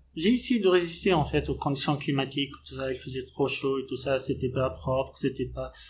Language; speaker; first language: French; non-native, local second language; Arabic